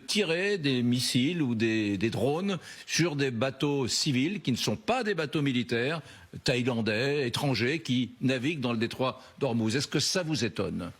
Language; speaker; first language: French; native; French